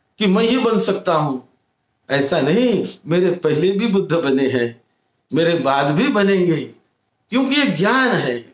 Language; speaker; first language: Hindi; non-native, local second language; Marathi